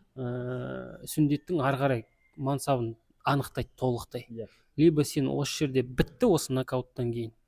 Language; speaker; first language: Kazakh; native; Kazakh